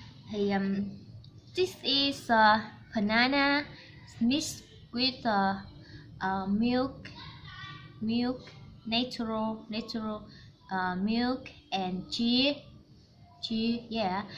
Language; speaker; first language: English; non-native, learner; Vietnamese